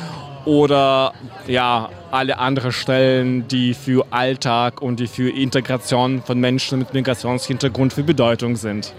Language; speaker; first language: German; non-native, fluent; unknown